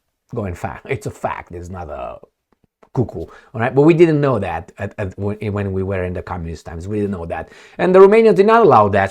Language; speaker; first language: English; non-native, fluent; Romanian